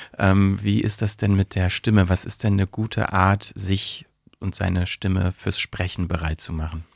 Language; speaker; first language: German; native; German